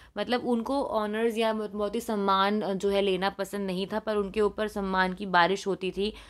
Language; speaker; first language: Hindi; native; Hindi